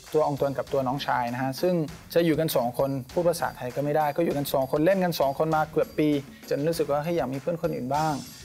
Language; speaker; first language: Thai; early bilingual, other home language; French